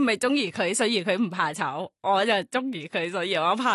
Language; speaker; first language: Cantonese; non-native, learner; Thai